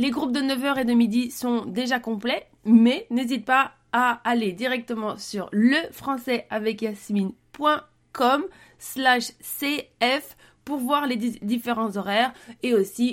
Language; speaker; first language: French; native; French